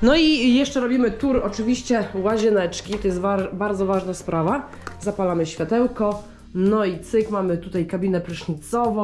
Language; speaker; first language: Polish; native; Polish